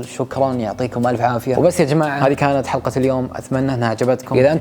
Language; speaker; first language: Arabic; native; Arabic